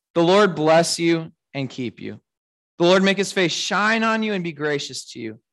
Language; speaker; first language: English; native; English